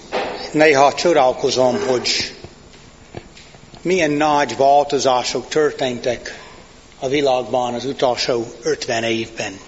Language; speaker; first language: Hungarian; non-native, fluent; English